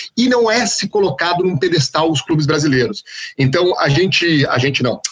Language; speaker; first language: Portuguese; native; Portuguese